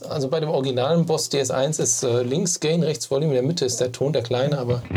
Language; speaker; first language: German; native; German